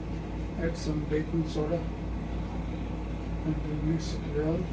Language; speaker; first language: English; non-native, learner; Tibetan